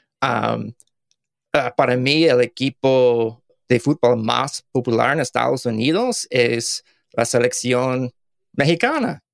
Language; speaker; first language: Spanish; non-native, learner; English